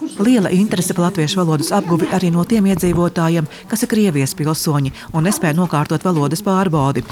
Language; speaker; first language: Latvian; native; Latvian